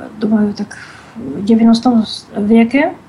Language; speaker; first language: Russian; non-native, learner; Czech